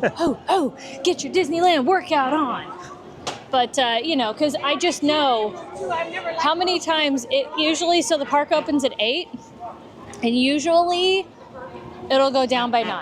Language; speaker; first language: English; native; English